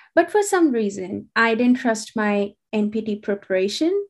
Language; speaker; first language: English; non-native, local second language; Hindi